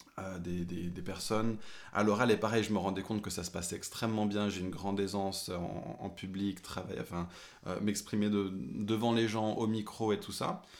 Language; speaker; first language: French; early bilingual, other home language; English